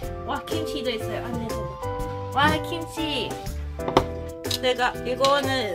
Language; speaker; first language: Korean; non-native, learner; Cantonese